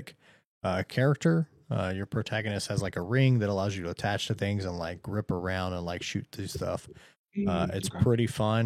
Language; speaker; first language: English; native; English